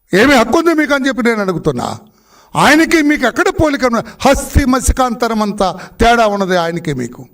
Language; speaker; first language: Telugu; native; Telugu